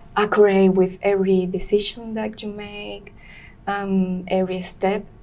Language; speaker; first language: English; non-native, learner; Spanish